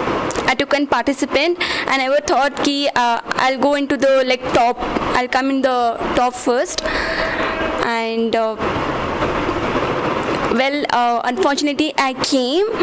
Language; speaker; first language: English; non-native, local second language; Kannada